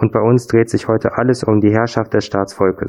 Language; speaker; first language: German; native; German